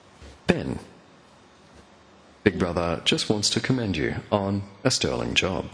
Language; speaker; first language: English; native; English